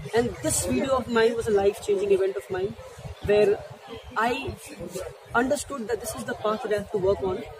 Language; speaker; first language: English; non-native, local second language; Urdu